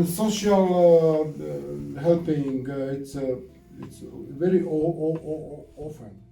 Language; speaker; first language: English; non-native, learner; Arabic